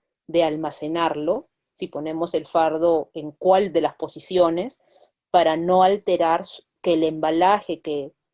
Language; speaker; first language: Spanish; native; Spanish